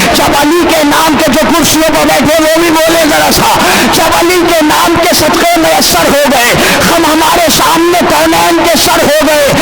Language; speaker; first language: Urdu; native; Urdu